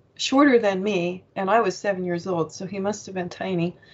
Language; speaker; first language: English; native; English